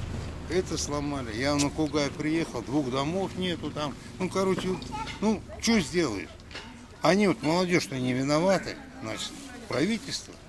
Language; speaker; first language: Russian; non-native, local second language; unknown